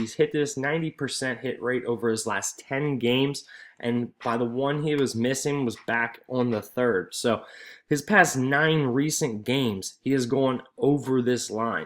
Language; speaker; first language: English; native; English